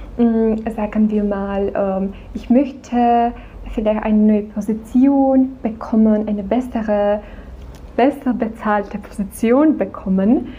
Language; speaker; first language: German; non-native, fluent; Czech